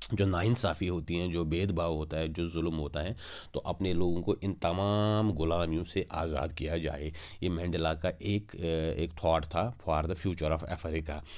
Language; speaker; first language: Hindi; non-native, local second language; Kashmiri